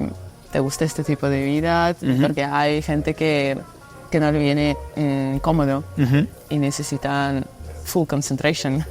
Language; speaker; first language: Spanish; non-native, fluent; Russian